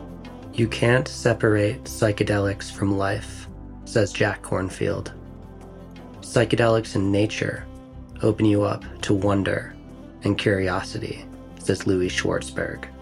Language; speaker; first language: English; native; English